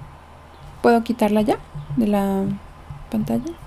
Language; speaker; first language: Spanish; native; Spanish